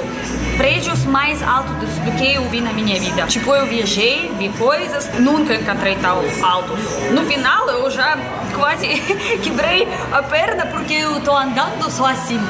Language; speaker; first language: Portuguese; non-native, learner; Russian